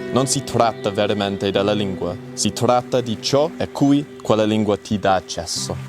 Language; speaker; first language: Italian; non-native, learner; English